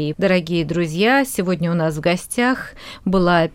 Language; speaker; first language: Russian; native; Russian